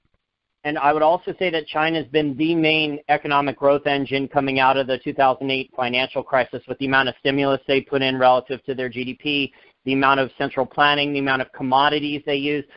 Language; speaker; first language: English; native; English